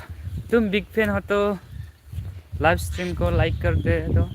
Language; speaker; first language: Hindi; non-native, local second language; Bodo